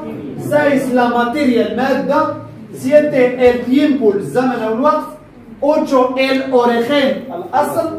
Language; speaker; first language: Spanish; non-native, fluent; Arabic